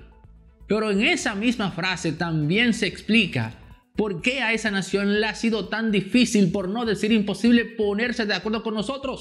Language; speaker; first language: Spanish; native; Spanish